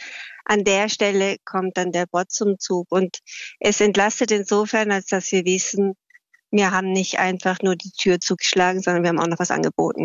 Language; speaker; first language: German; native; German